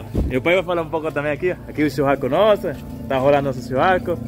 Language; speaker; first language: Portuguese; non-native, fluent; Spanish